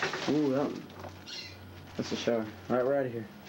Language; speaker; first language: English; native; English